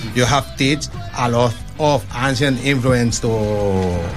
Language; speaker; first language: English; non-native, learner; Spanish